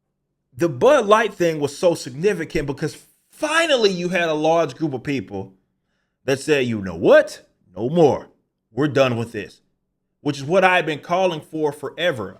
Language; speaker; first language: English; native; English